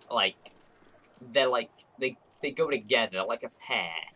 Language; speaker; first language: English; native; English